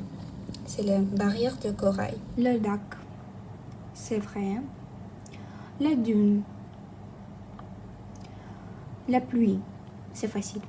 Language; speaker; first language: French; non-native, learner; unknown